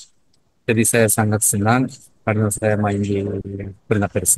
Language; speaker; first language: Indonesian; non-native, learner; Japanese